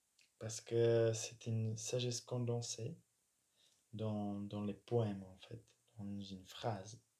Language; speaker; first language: French; non-native, fluent; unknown